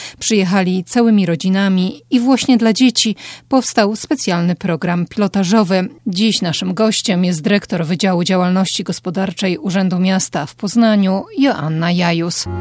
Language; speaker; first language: Polish; native; Polish